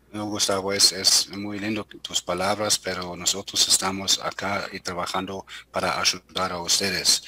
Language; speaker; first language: Spanish; non-native, fluent; German